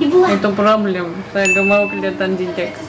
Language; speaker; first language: Indonesian; non-native, learner; Russian